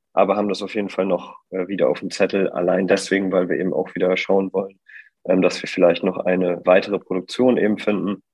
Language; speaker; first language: German; native; German